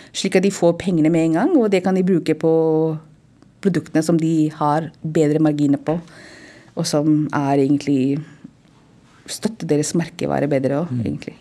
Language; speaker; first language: Norwegian; non-native, fluent; Hindi